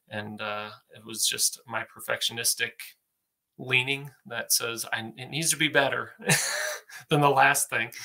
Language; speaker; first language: English; native; English